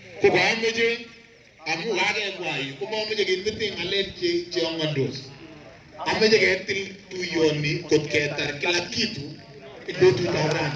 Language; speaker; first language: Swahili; non-native, local second language; Kalenjin